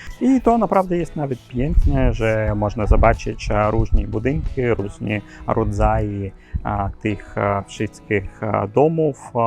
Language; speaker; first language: Polish; non-native, learner; Ukrainian